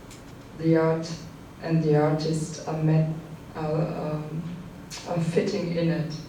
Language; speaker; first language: English; non-native, fluent; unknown